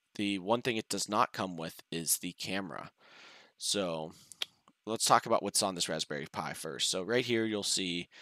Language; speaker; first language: English; native; English